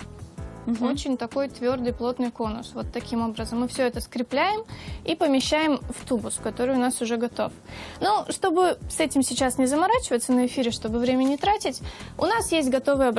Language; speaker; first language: Russian; native; Russian